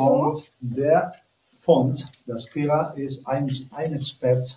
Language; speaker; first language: German; non-native, learner; Spanish